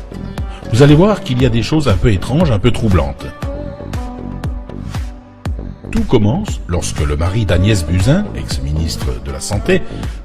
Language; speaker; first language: French; native; French